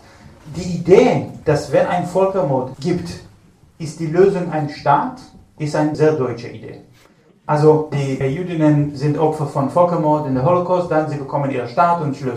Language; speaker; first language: German; non-native, fluent; Hebrew